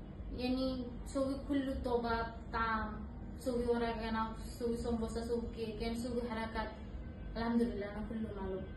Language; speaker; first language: Arabic; non-native, learner; Bangla